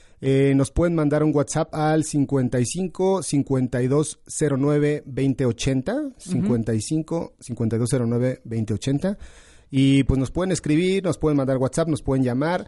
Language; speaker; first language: Spanish; native; Spanish